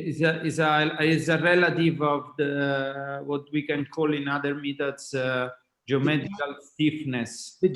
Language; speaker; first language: English; non-native, fluent; Italian